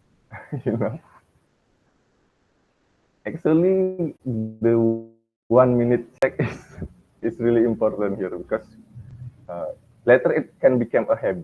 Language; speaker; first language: English; non-native, fluent; Indonesian